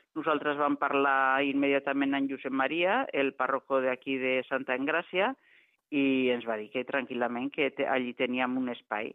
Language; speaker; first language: Catalan; non-native, local second language; Spanish